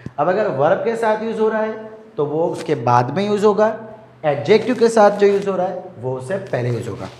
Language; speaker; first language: Hindi; native; Hindi